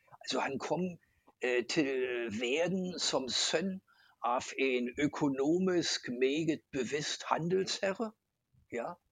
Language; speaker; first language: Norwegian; non-native, fluent; German